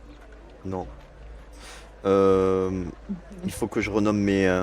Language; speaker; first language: French; native; French